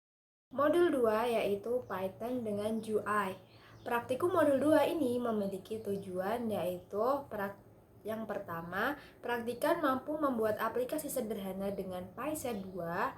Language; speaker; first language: Indonesian; native; Indonesian